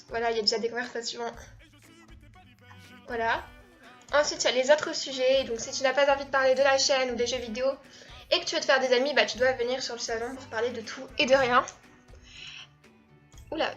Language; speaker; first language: French; native; French